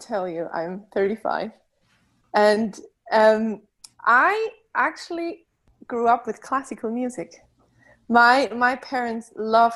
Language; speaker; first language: English; non-native, fluent; Swiss German